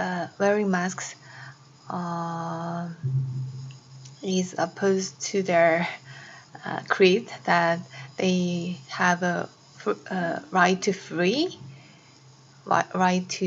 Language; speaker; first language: English; non-native, fluent; Korean